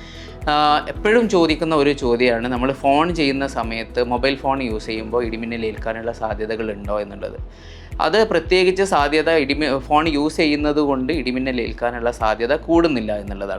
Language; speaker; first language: Malayalam; native; Malayalam